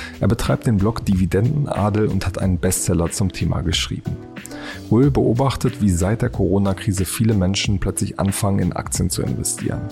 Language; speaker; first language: German; native; German